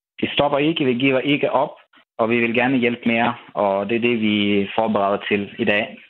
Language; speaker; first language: Danish; non-native, fluent; Ukrainian